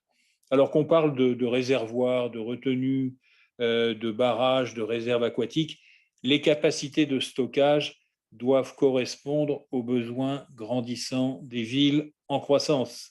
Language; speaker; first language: French; native; French